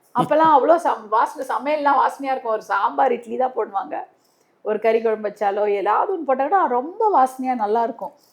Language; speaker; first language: Tamil; native; Tamil